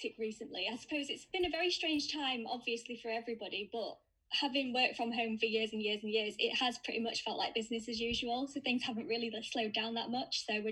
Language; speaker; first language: English; native; English